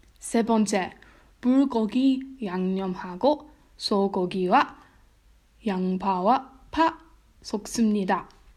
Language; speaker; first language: Korean; non-native, learner; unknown